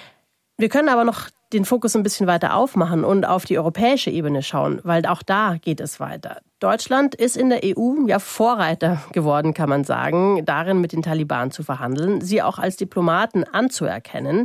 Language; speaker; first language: German; native; German